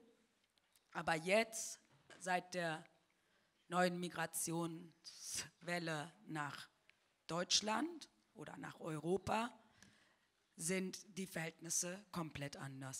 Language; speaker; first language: German; early bilingual, other home language; Turkish